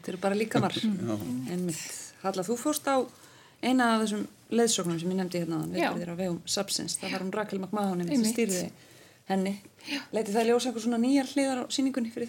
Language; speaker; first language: Icelandic; native; Icelandic